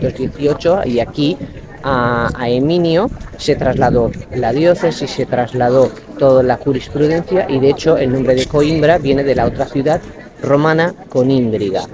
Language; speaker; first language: Spanish; native; Spanish